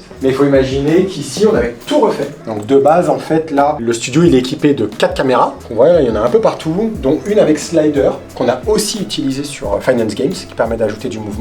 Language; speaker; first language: French; native; French